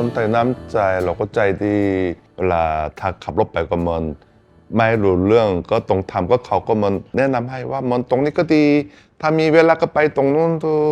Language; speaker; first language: Thai; non-native, learner; Korean